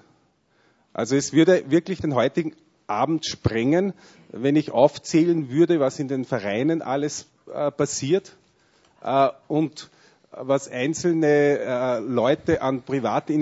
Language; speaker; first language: German; native; German